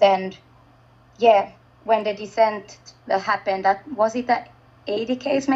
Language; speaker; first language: English; non-native, fluent; Finnish